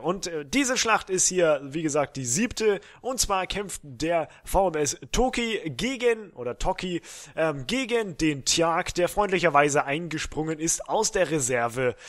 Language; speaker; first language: German; native; German